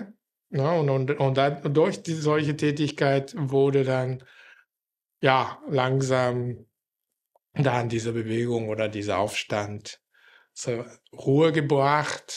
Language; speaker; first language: German; non-native, fluent; Japanese